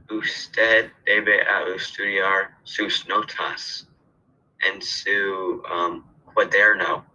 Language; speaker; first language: Spanish; non-native, learner; English